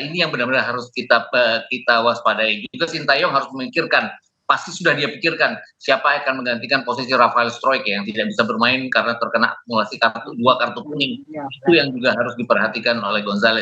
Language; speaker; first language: Indonesian; native; Indonesian